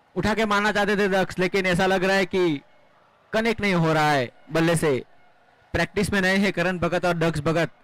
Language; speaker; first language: Hindi; non-native, local second language; Gujarati